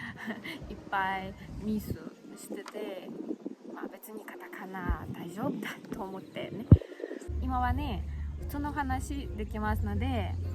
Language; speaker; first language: Japanese; non-native, learner; Russian